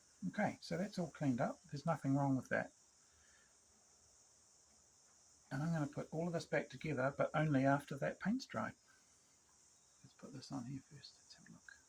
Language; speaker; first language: English; native; English